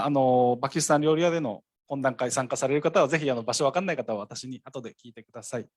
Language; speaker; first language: Japanese; native; Japanese